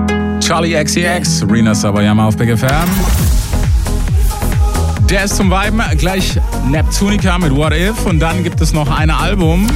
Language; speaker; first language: German; native; German